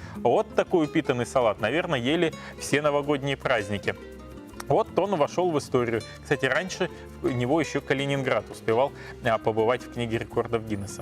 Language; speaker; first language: Russian; native; Russian